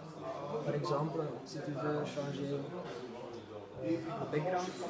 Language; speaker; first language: French; non-native, fluent; Dutch